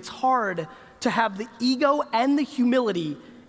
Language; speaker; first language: English; native; English